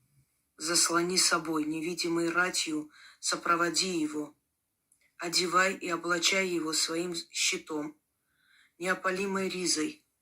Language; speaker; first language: Russian; native; Russian